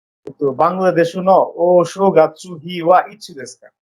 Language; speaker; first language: Japanese; non-native, fluent; Bangla